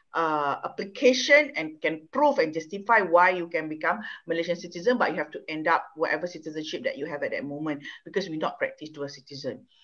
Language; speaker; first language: English; non-native, local second language; Malay